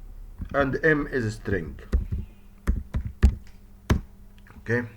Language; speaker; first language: English; non-native, fluent; Arabic